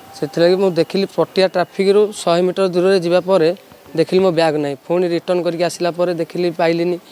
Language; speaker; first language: Odia; native; Odia